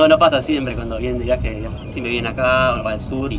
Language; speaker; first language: Spanish; native; Spanish